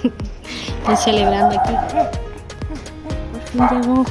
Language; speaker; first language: Spanish; native; Spanish